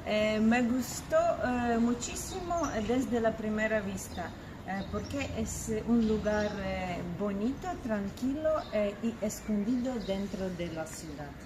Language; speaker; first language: Spanish; non-native, learner; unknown